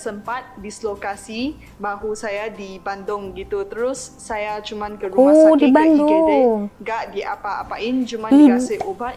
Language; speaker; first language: Indonesian; non-native, fluent; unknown